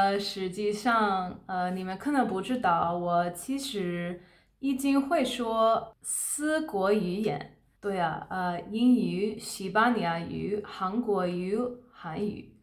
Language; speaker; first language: Chinese; non-native, fluent; English